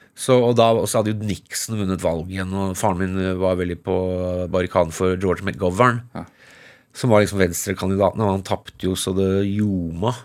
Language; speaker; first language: Norwegian; early bilingual, other home language; English